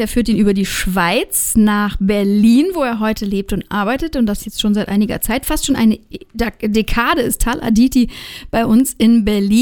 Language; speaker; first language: German; native; German